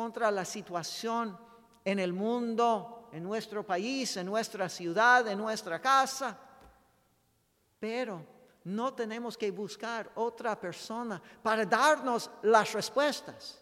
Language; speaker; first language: Spanish; non-native, fluent; English